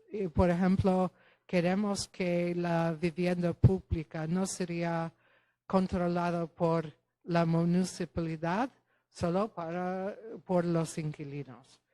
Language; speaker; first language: Spanish; non-native, fluent; Polish